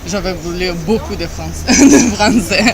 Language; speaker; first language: French; non-native, learner; Italian